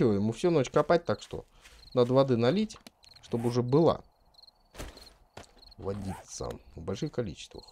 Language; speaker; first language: Russian; native; Russian